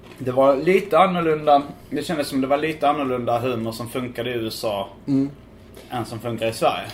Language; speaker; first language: Swedish; native; Swedish